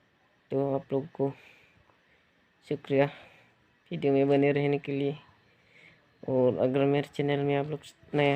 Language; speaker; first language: Hindi; non-native, local second language; Bodo